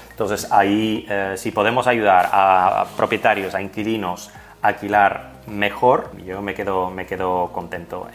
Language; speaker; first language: Spanish; non-native, fluent; Dutch